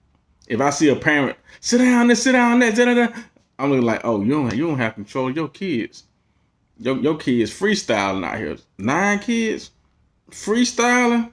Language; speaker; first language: English; native; English